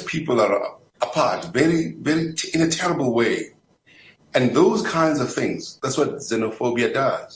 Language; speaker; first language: English; non-native, local second language; Zulu